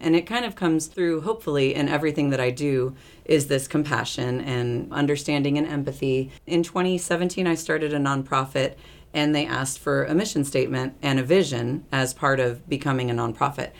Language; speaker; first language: English; early bilingual, other home language; Spanish